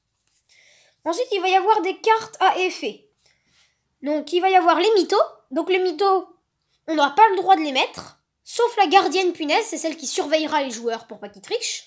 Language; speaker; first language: French; native; French